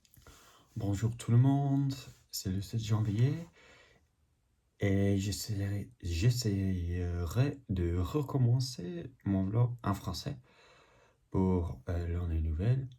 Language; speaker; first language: French; non-native, learner; English